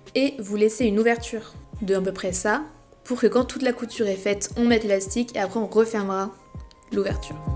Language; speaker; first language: French; native; French